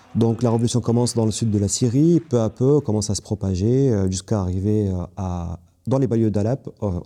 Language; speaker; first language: French; non-native, fluent; Arabic